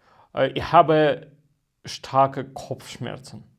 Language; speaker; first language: German; non-native, learner; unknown